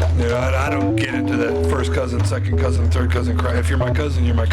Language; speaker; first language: English; native; English